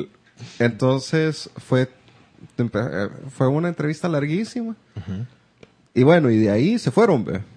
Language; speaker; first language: Spanish; native; Spanish